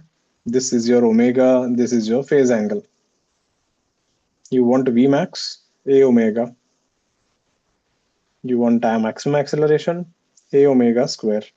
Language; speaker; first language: English; non-native, local second language; Hindi